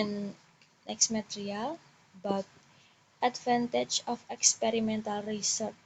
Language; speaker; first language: English; non-native, learner; Indonesian